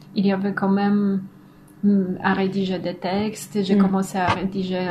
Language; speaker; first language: French; non-native, fluent; Polish